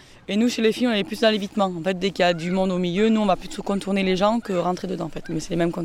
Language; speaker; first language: French; native; French